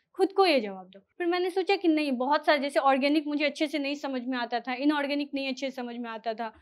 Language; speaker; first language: Hindi; native; Hindi